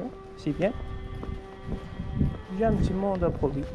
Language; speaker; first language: French; non-native, fluent; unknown